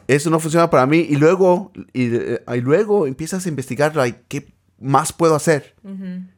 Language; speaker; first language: Spanish; native; Spanish